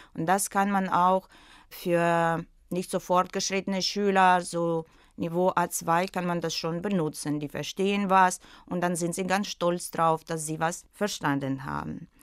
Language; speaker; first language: German; non-native, fluent; Russian